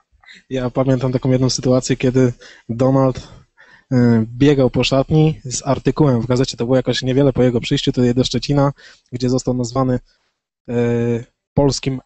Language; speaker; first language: Polish; native; Polish